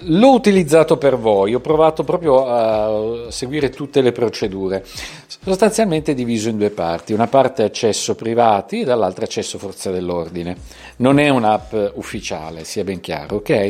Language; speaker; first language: Italian; native; Italian